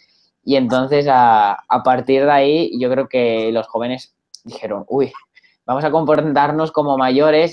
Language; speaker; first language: Spanish; native; Spanish